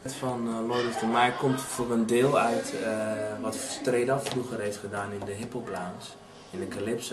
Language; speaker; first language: Dutch; native; Dutch